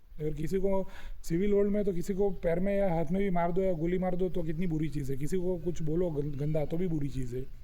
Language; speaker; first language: Hindi; non-native, local second language; Gujarati